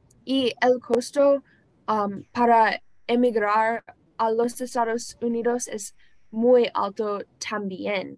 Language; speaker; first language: Spanish; non-native, learner; English